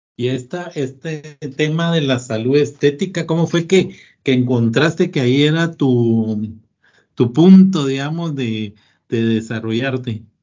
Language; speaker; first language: Spanish; native; Spanish